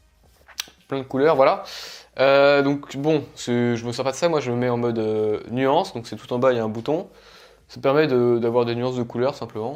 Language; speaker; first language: French; native; French